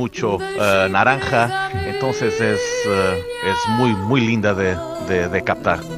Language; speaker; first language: Spanish; non-native, fluent; Portuguese